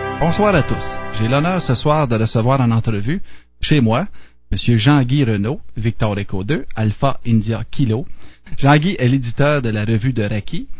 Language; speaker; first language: French; native; French